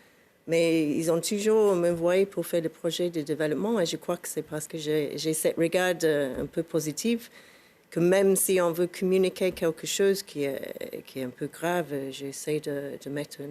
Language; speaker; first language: French; non-native, fluent; English